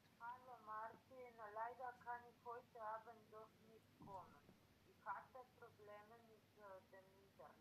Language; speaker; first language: German; non-native, learner; Macedonian